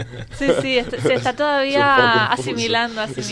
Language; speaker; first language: Spanish; native; Spanish